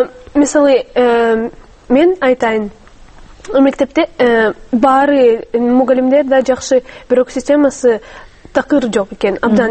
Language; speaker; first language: Kyrgyz; non-native, learner; Russian